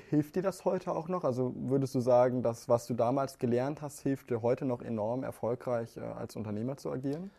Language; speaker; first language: German; native; German